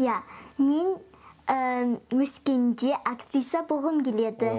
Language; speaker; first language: Kazakh; early bilingual, heritage; Kazakh